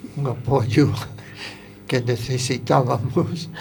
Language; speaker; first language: Spanish; native; Spanish